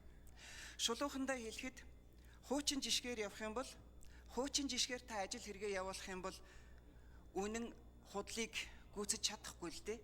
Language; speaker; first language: Mongolian; native; Mongolian